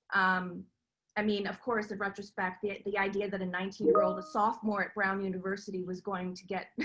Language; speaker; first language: English; native; English